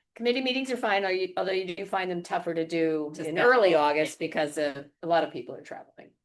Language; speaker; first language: English; native; English